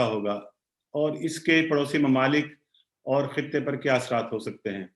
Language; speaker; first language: Urdu; native; Urdu